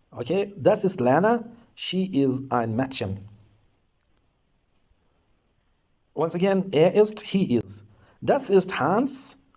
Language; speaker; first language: German; non-native, learner; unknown